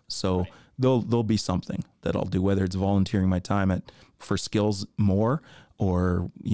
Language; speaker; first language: English; native; English